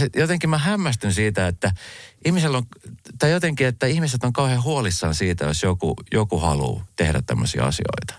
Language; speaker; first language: Finnish; native; Finnish